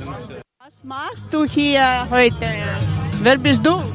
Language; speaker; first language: German; non-native, learner; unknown